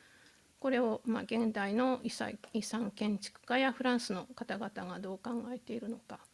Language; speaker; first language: Japanese; native; Japanese